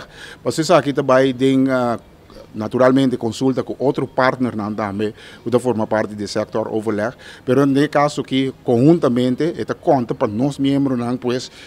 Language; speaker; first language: Spanish; non-native, learner; Papiamento